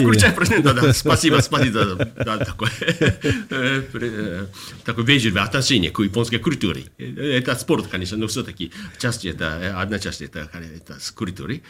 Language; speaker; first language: Russian; non-native, fluent; Japanese